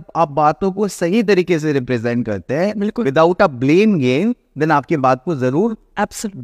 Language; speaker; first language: Hindi; native; Hindi